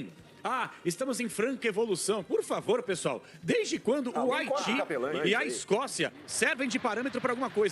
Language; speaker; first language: Portuguese; native; Portuguese